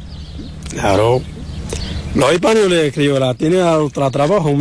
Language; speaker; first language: Spanish; non-native, learner; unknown